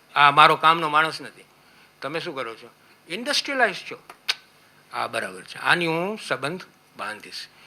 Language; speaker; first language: Gujarati; early bilingual, heritage; Gujarati